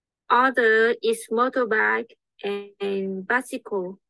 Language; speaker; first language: English; non-native, learner; Vietnamese